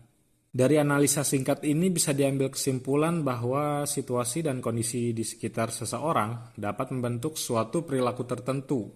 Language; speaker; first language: Indonesian; native; Indonesian